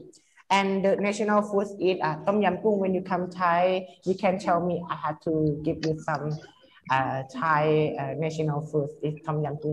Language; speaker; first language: English; non-native, learner; Thai